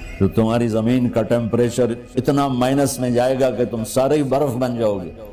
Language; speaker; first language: Urdu; non-native, local second language; Punjabi